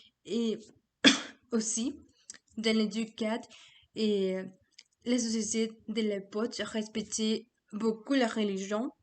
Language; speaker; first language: French; non-native, learner; Spanish